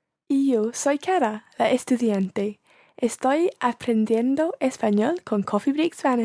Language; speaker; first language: Spanish; non-native, learner; English